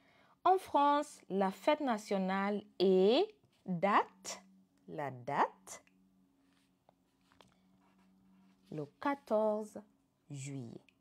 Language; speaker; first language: French; non-native, fluent; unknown